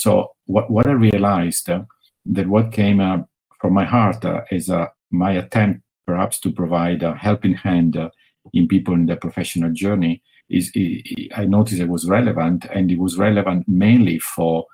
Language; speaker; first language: English; non-native, fluent; Italian